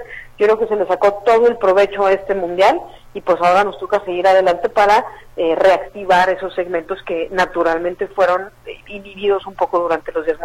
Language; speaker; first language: Spanish; native; Spanish